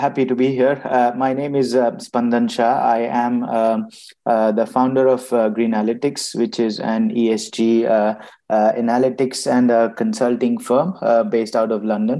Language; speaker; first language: English; non-native, local second language; Gujarati